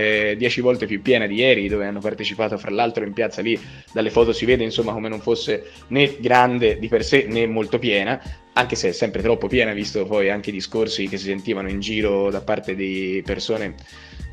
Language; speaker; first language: Italian; native; Italian